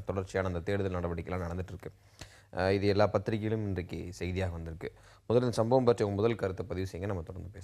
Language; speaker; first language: Tamil; native; Tamil